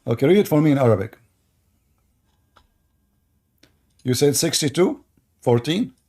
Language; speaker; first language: English; non-native, fluent; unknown